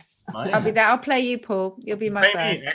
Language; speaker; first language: English; native; English